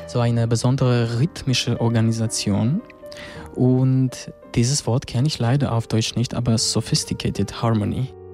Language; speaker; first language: German; non-native, fluent; Armenian